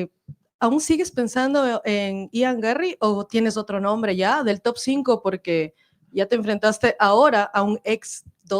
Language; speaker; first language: Spanish; native; Spanish